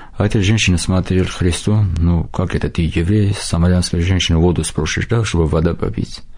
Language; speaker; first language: Russian; non-native, local second language; Armenian